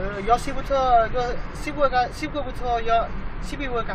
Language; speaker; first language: Korean; non-native, learner; Vietnamese